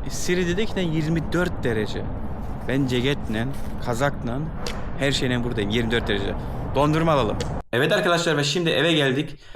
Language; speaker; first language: Turkish; early bilingual, heritage; Turkish